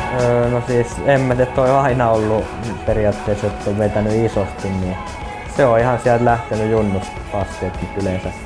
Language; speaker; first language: Finnish; native; Finnish